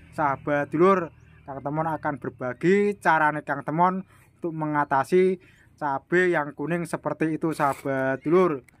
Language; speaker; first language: Indonesian; non-native, local second language; Javanese